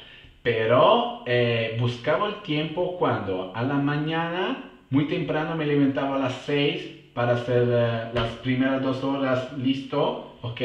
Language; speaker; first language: Spanish; non-native, fluent; Italian